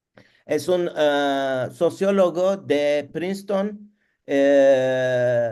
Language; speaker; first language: Spanish; non-native, learner; Turkish